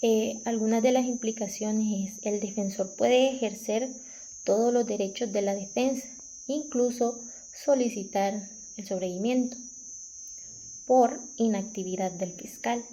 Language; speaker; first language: Spanish; native; Spanish